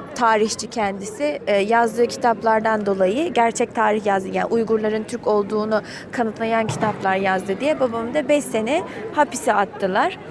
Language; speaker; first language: Turkish; non-native, fluent; Uyghur